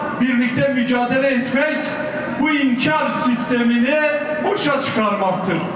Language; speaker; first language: Turkish; non-native, local second language; Kurdish